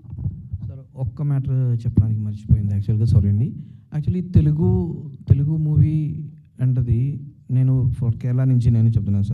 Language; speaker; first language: Telugu; non-native, local second language; Malayalam